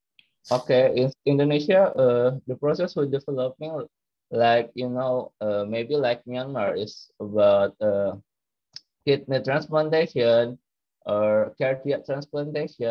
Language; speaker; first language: English; non-native, learner; Indonesian